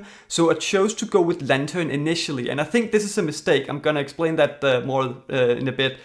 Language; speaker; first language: English; native; English